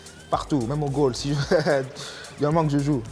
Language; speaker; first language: French; early bilingual, other home language; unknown